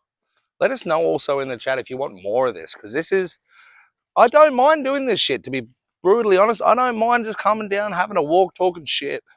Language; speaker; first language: English; native; English